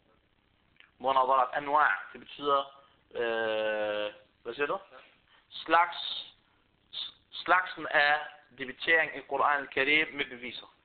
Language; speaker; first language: Danish; non-native, fluent; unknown